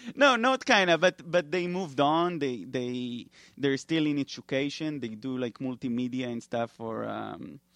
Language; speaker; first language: English; non-native, fluent; Hebrew